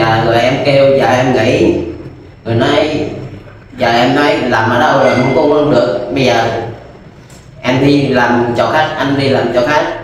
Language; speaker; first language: Vietnamese; non-native, local second language; Khmer